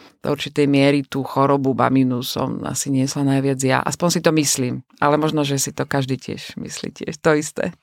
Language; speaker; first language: Slovak; native; Slovak